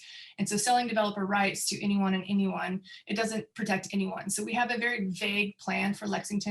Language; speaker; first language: English; native; English